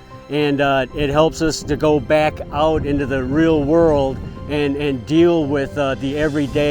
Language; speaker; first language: English; native; English